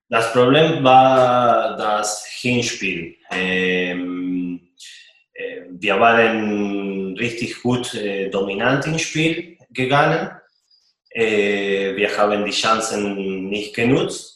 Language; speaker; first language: German; non-native, fluent; Spanish